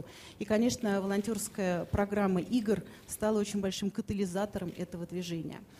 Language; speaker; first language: Russian; native; Russian